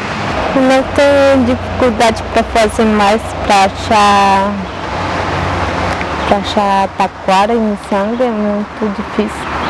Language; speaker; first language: Portuguese; non-native, local second language; Guarani